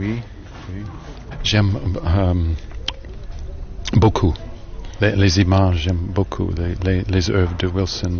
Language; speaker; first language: French; non-native, learner; English